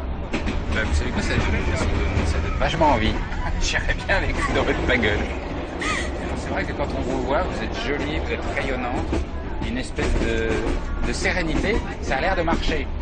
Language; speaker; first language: French; native; French